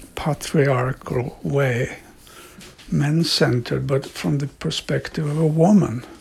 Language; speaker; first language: English; non-native, fluent; Swedish